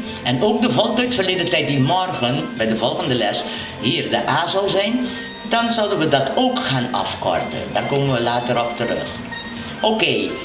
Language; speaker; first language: Dutch; non-native, local second language; Papiamento